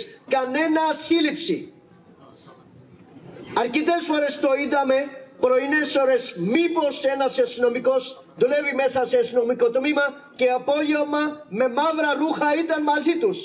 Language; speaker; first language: Greek; non-native, learner; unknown